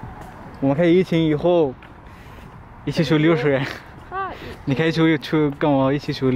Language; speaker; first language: Chinese; non-native, learner; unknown